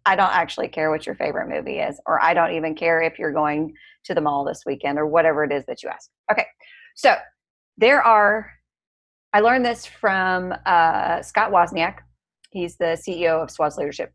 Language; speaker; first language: English; native; English